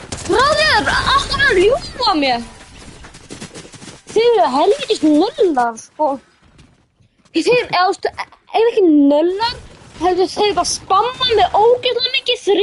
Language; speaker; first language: Icelandic; early bilingual, heritage; Icelandic